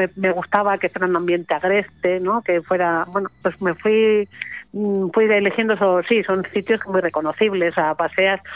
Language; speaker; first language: Spanish; native; Spanish